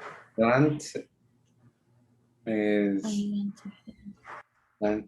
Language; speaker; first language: English; non-native, learner; Spanish